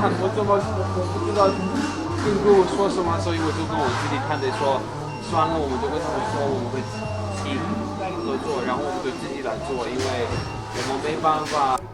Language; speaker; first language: Chinese; non-native, fluent; Dutch